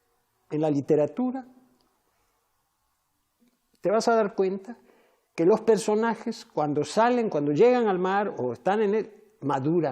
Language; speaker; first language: Spanish; native; Spanish